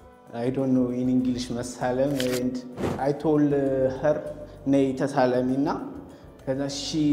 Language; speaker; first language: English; non-native, learner; Amharic